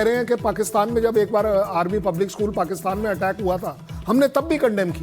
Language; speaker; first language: Hindi; native; Hindi